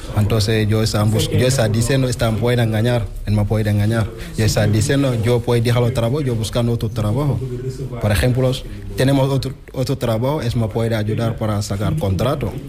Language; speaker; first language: Spanish; non-native, learner; Wolof